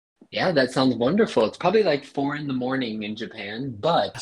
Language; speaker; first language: English; native; English